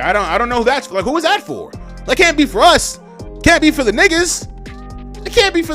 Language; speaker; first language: English; native; English